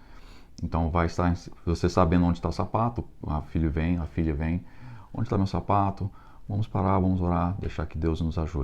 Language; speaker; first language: Portuguese; non-native, fluent; English